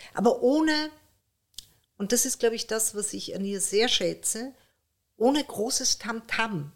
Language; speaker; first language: German; early bilingual, other home language; Persian